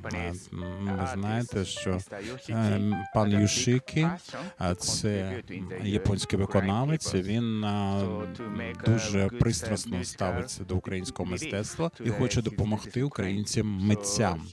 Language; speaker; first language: Ukrainian; non-native, fluent; Japanese